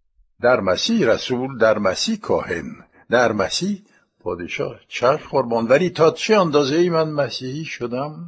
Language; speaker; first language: Persian; non-native, fluent; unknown